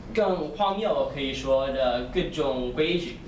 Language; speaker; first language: Chinese; non-native, fluent; English